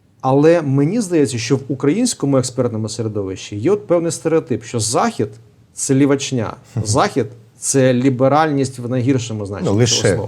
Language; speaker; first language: Ukrainian; native; Ukrainian